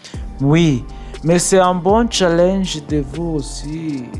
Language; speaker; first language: French; non-native, learner; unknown